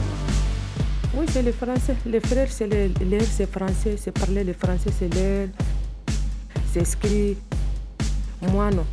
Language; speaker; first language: French; non-native, learner; Arabic